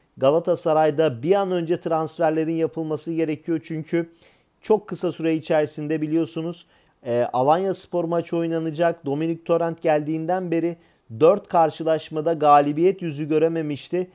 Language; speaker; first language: Turkish; native; Turkish